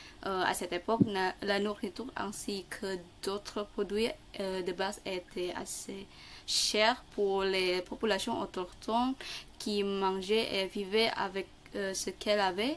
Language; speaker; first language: French; non-native, learner; Indonesian